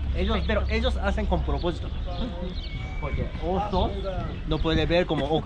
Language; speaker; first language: Spanish; non-native, learner; Japanese